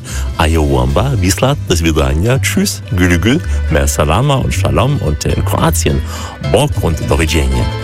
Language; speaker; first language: German; native; German